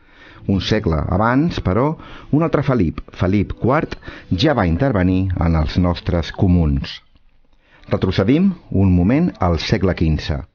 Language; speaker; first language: Catalan; native; Catalan